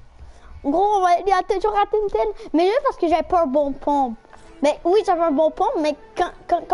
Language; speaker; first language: French; native; French